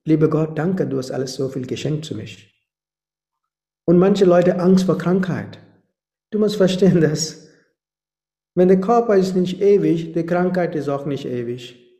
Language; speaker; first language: German; non-native, fluent; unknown